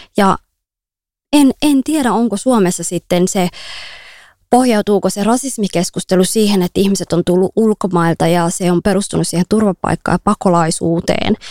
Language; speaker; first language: Finnish; early bilingual, other home language; Somali